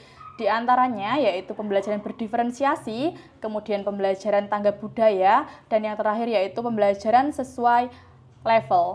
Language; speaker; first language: Indonesian; native; Indonesian